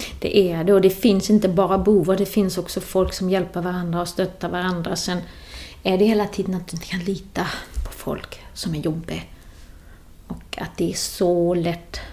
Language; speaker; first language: Swedish; non-native, fluent; German